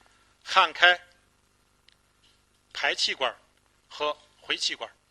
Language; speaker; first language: Chinese; native; Chinese